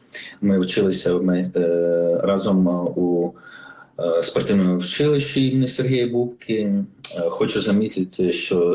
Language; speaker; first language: Ukrainian; non-native, local second language; Russian